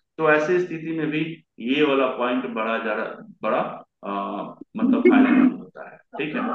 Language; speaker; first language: Hindi; native; Hindi